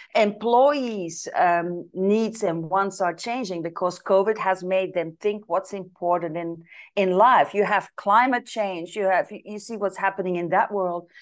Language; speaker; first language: English; non-native, fluent; Dutch